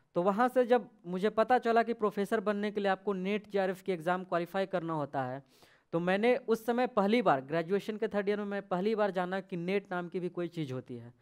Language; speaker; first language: Hindi; native; Hindi